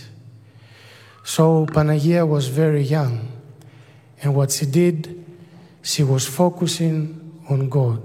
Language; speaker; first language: English; non-native, fluent; Greek